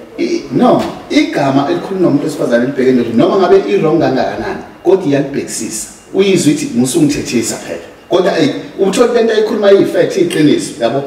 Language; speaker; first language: Zulu; native; Zulu